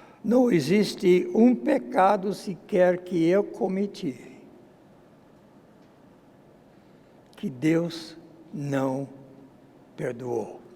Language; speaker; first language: Portuguese; non-native, fluent; English